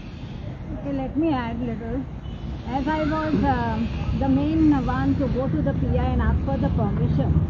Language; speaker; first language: English; non-native, local second language; Hindi